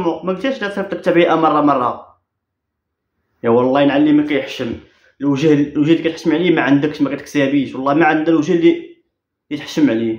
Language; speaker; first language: Arabic; native; Arabic